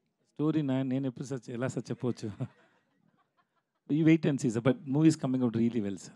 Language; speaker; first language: Telugu; non-native, learner; Tamil